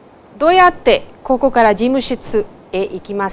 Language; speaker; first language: Japanese; non-native, learner; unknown